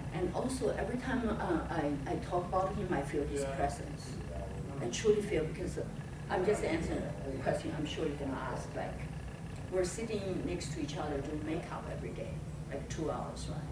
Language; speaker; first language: English; non-native, fluent; Chinese